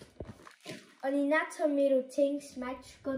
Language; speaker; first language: Nepali; early bilingual, heritage; Nepali